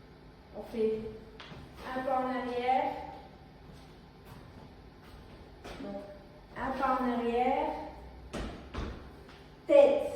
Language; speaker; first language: French; native; French